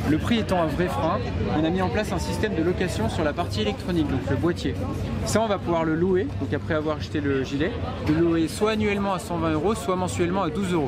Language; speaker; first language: French; native; French